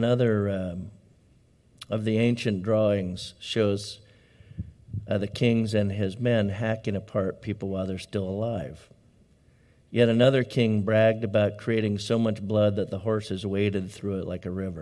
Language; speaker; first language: English; native; English